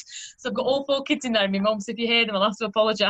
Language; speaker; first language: English; native; English